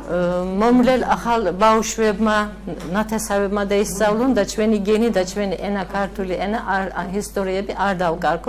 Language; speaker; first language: Georgian; early bilingual, heritage; Georgian